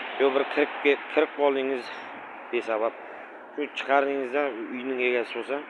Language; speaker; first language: Uzbek; non-native, local second language; Kara-Kalpak